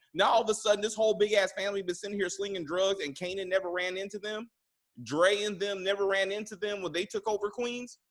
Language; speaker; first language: English; native; English